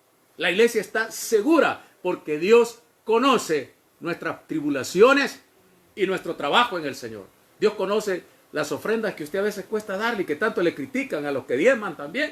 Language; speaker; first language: Spanish; native; Spanish